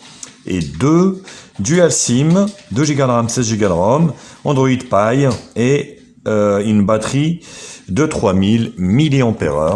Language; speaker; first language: French; native; French